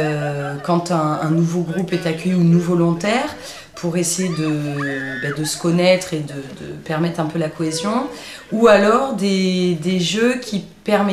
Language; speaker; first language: French; native; French